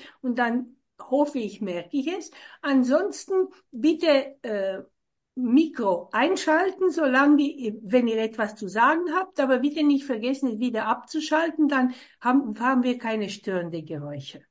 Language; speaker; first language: German; non-native, fluent; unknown